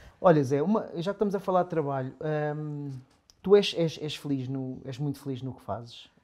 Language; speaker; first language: Portuguese; native; Portuguese